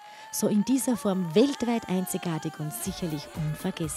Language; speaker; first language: German; native; German